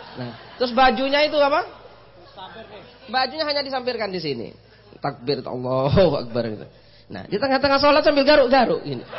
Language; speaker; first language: Indonesian; non-native, local second language; Madurese